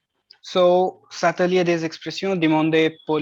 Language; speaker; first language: French; non-native, fluent; Hindi